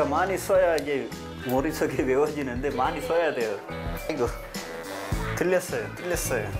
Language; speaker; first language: Korean; non-native, fluent; Sinhala